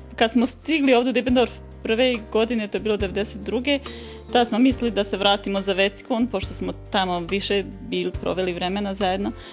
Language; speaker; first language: Bosnian; native; Bosnian